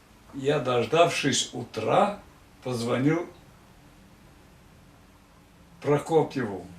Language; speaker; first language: Russian; non-native, local second language; Tatar